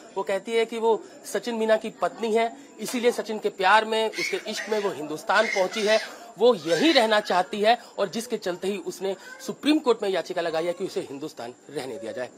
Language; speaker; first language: Hindi; native; Hindi